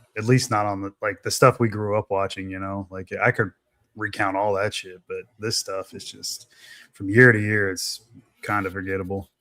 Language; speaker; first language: English; native; English